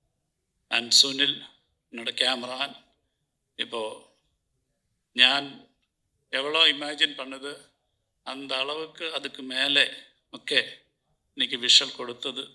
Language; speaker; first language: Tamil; non-native, learner; Malayalam